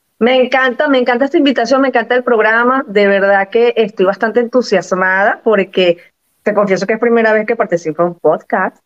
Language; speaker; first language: Spanish; native; Spanish